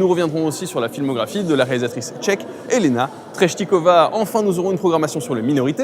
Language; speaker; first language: French; native; French